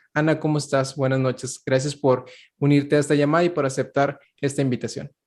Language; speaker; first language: Spanish; native; Spanish